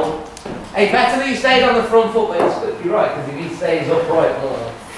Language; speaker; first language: English; native; English